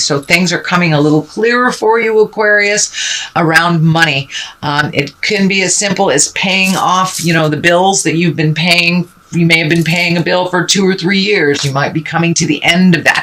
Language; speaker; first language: English; native; English